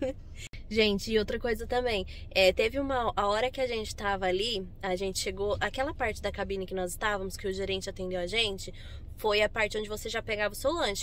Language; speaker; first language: Portuguese; native; Portuguese